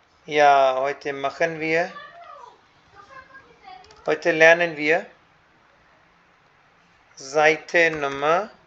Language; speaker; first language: German; non-native, fluent; Hindi